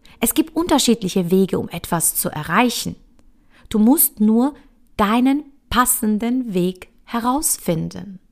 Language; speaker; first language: German; early bilingual, other home language; Polish